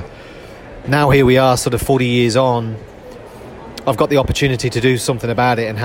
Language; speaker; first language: English; native; English